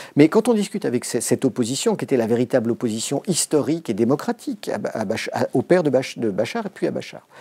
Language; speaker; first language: French; native; French